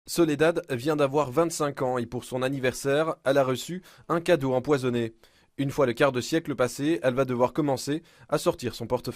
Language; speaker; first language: French; native; French